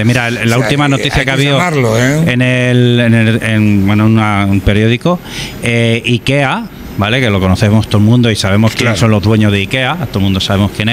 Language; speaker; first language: Spanish; native; Spanish